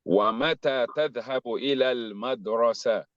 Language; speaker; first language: Arabic; non-native, fluent; English